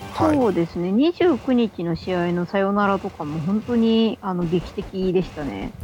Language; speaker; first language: Japanese; native; Japanese